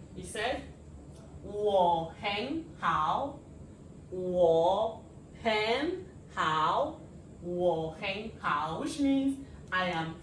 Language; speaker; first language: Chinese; non-native, learner; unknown